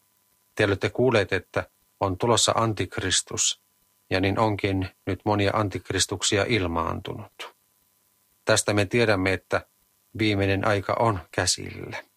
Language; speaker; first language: Finnish; native; Finnish